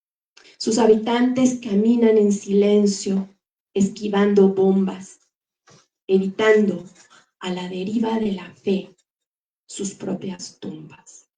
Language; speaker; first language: Spanish; native; Spanish